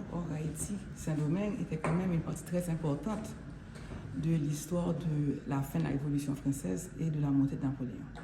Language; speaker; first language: French; non-native, local second language; Haitian Creole